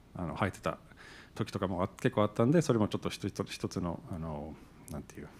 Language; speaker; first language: Japanese; non-native, fluent; English